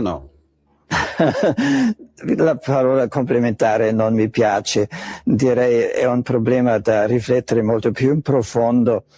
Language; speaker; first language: Italian; non-native, fluent; German